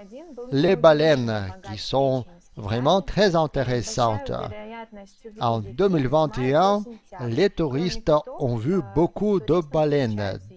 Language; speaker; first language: French; non-native, fluent; Russian